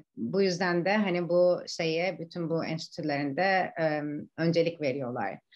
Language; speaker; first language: Turkish; native; Turkish